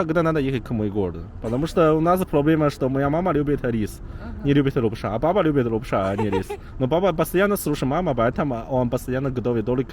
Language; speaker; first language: Russian; non-native, learner; Chinese